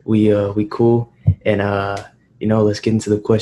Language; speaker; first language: English; native; English